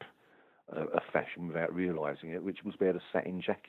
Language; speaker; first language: English; native; English